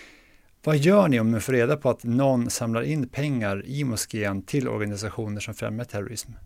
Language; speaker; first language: Swedish; native; Swedish